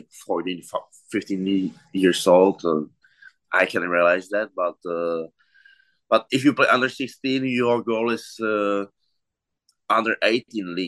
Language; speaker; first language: English; non-native, learner; Czech